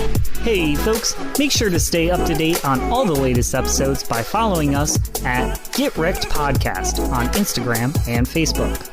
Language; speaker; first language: English; native; English